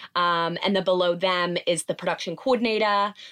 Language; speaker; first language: English; native; English